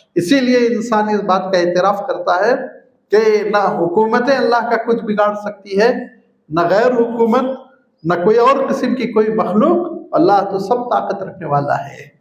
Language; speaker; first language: Urdu; native; Urdu